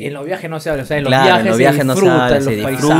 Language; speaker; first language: Spanish; native; Spanish